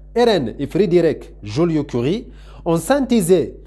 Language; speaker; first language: French; non-native, local second language; Arabic